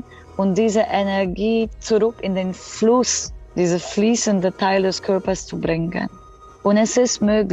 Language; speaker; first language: German; non-native, fluent; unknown